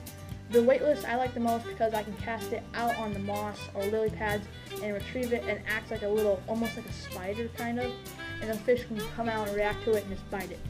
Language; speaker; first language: English; native; English